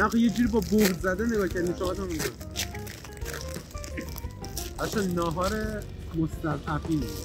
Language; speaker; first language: Persian; native; Persian